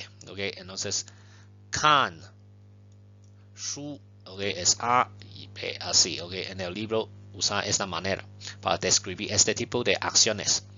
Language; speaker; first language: Spanish; non-native, fluent; Chinese